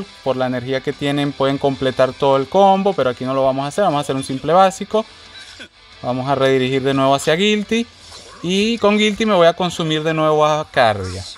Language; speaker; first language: Spanish; native; Spanish